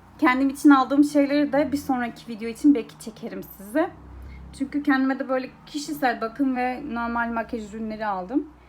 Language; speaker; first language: Turkish; early bilingual, heritage; Turkish